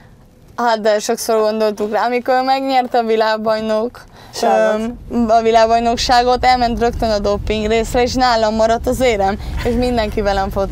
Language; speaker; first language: Hungarian; early bilingual, heritage; Spanish